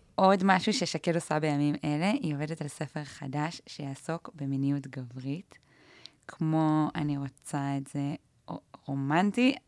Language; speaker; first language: Hebrew; native; Hebrew